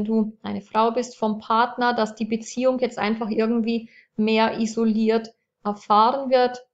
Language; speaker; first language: German; native; German